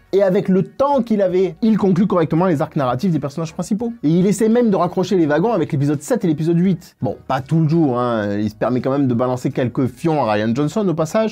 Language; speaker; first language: French; native; French